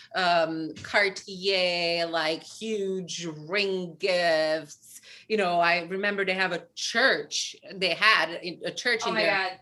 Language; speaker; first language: English; non-native, fluent; Albanian